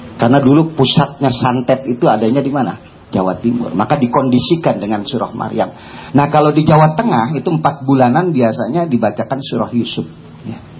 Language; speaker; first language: Indonesian; native; Indonesian